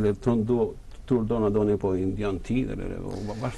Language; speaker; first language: Swedish; non-native, fluent; Spanish